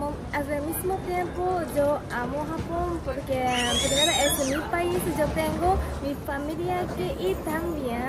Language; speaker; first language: Spanish; non-native, learner; Japanese